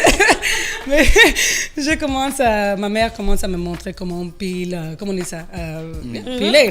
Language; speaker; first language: French; early bilingual, heritage; French